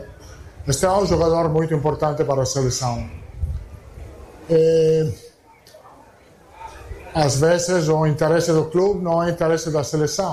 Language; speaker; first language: Portuguese; non-native, fluent; Italian